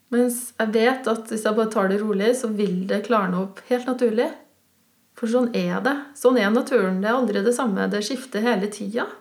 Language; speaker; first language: Norwegian; non-native, fluent; Swiss German